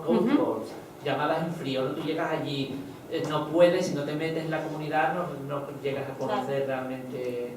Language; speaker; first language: Spanish; native; Spanish